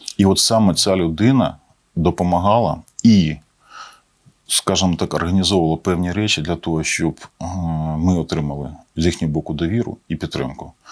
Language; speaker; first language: Ukrainian; native; Ukrainian